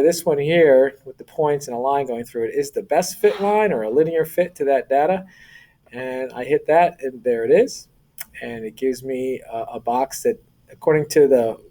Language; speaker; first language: English; native; English